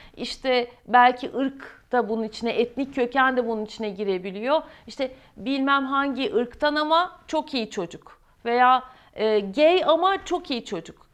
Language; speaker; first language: Turkish; native; Turkish